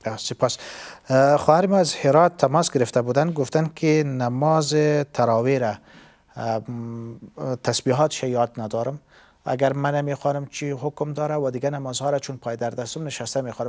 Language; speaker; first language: Persian; native; Persian